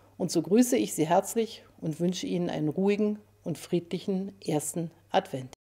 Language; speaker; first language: German; native; German